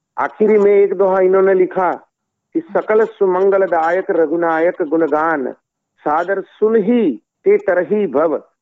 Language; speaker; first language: Hindi; non-native, local second language; Gujarati